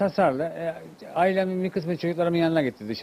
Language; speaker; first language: Turkish; native; Turkish